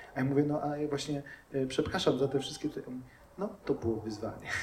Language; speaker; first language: Polish; native; Polish